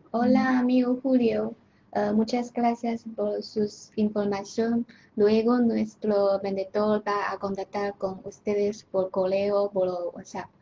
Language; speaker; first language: Spanish; non-native, learner; Chinese